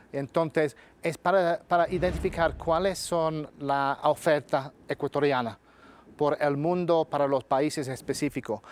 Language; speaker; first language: Spanish; non-native, fluent; English